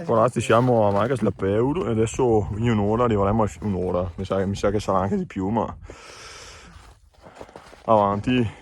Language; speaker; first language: Italian; native; Italian